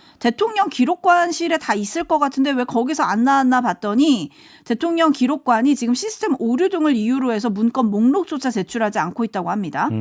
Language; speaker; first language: Korean; native; Korean